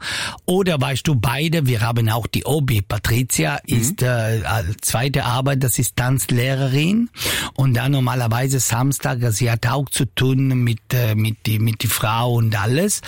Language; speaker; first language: German; non-native, learner; Italian